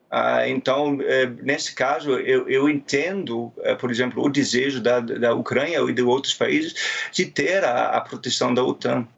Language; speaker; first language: Portuguese; non-native, fluent; German